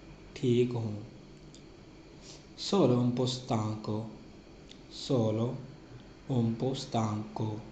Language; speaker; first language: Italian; non-native, learner; Urdu